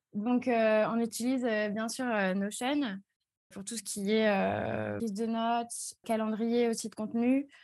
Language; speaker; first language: French; native; French